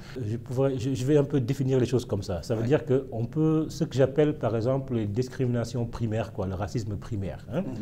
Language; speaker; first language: French; non-native, local second language; Wolof